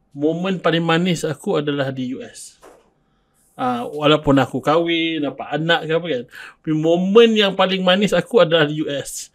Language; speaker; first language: Malay; early bilingual, heritage; Malay